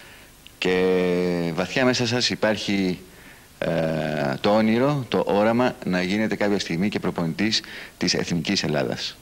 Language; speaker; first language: Greek; native; Greek